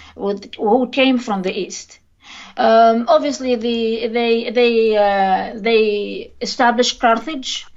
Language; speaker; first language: English; non-native, fluent; Arabic